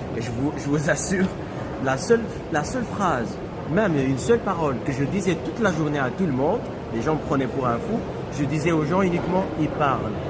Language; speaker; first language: French; non-native, local second language; Kabyle